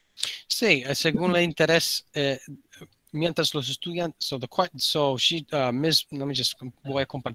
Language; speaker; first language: Spanish; early bilingual, heritage; Spanish